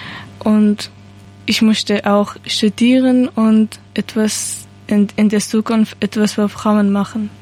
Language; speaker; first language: German; non-native, learner; Persian